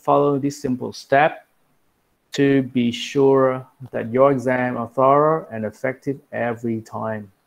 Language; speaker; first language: English; non-native, fluent; Vietnamese